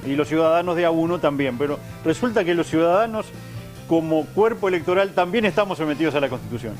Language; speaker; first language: Spanish; native; Spanish